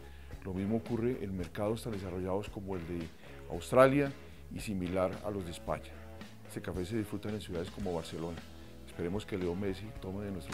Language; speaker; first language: Spanish; native; Spanish